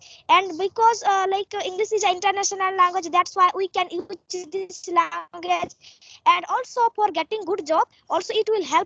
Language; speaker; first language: English; non-native, learner; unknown